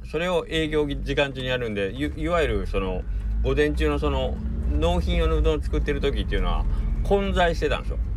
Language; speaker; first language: Japanese; native; Japanese